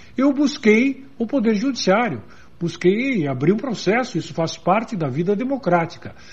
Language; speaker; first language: Portuguese; native; Portuguese